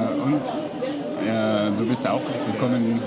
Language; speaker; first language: German; non-native, learner; Georgian